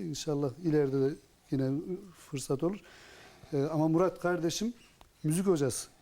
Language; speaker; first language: Turkish; native; Turkish